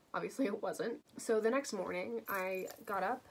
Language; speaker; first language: English; native; English